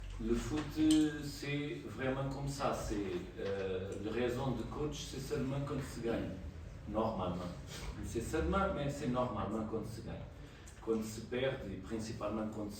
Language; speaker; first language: French; non-native, learner; Portuguese